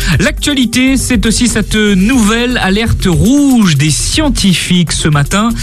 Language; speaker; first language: French; native; French